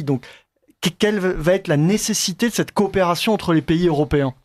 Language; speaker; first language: French; native; French